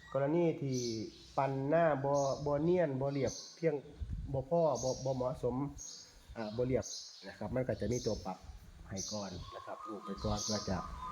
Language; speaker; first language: Thai; native; Thai